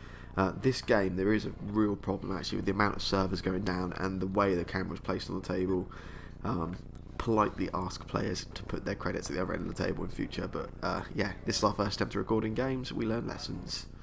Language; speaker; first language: English; native; English